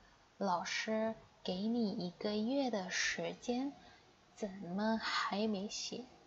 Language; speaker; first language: Chinese; non-native, fluent; Indonesian